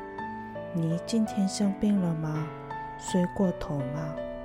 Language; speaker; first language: Chinese; non-native, fluent; Korean